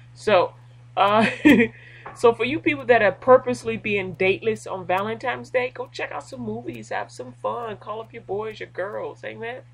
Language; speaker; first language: English; native; English